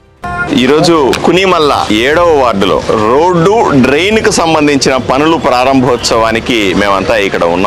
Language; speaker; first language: Telugu; native; Telugu